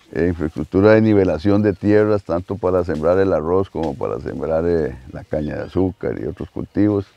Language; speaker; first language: Spanish; native; Spanish